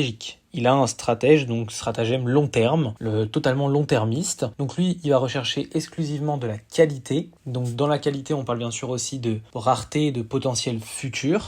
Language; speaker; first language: French; native; French